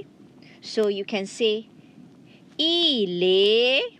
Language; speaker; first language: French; non-native, fluent; Malay